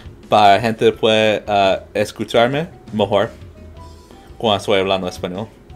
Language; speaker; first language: Spanish; non-native, learner; English